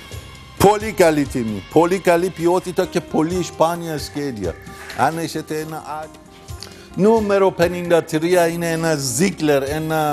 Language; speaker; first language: Greek; non-native, fluent; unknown